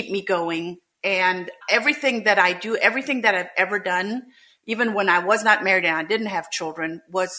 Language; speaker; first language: English; non-native, fluent; German